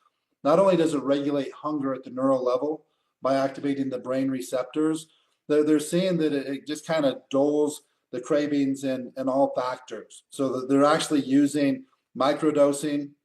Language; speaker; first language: English; native; English